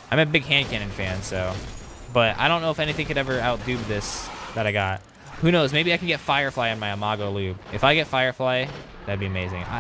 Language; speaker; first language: English; native; English